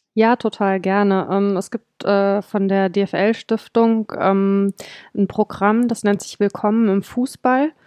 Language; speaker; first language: German; native; German